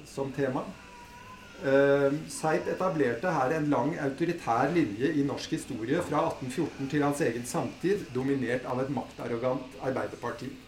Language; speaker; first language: Norwegian; native; Norwegian